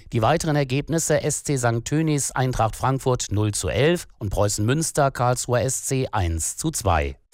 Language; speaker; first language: German; native; German